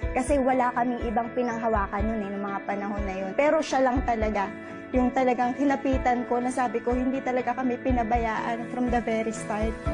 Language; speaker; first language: Filipino; native; Filipino